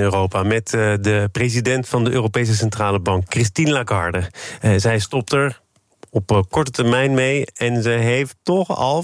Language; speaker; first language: Dutch; native; Dutch